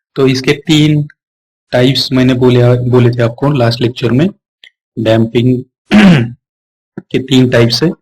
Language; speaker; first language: Hindi; non-native, local second language; Marathi